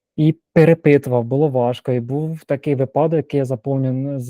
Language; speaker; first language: Ukrainian; native; Ukrainian